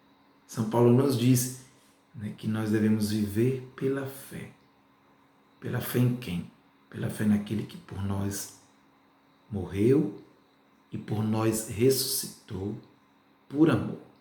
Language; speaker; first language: Portuguese; native; Portuguese